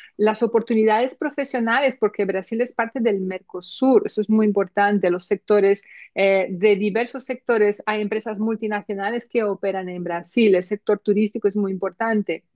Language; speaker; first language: Spanish; early bilingual, heritage; Spanish